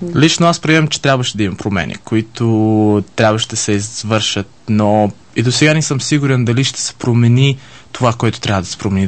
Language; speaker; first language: Bulgarian; early bilingual, heritage; Bulgarian